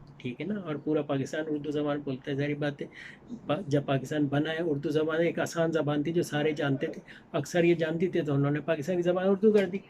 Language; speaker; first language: Urdu; native; Urdu